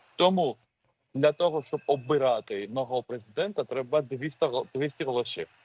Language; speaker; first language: Ukrainian; non-native, fluent; Georgian